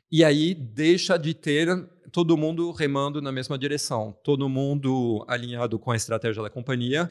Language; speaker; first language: Portuguese; non-native, fluent; French